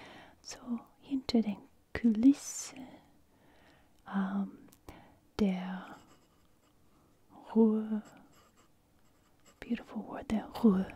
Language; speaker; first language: German; non-native, fluent; English